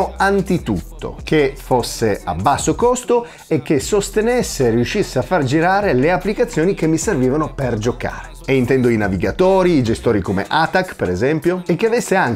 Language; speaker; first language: Italian; native; Italian